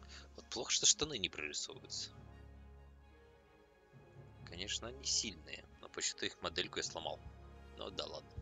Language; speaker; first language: Russian; native; Russian